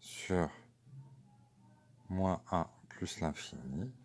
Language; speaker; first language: French; native; French